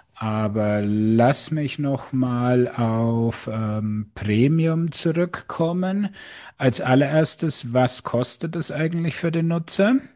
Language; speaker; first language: German; native; German